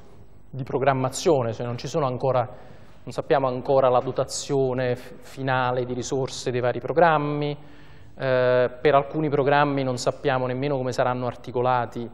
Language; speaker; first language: Italian; native; Italian